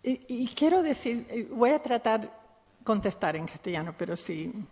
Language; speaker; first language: Spanish; non-native, fluent; English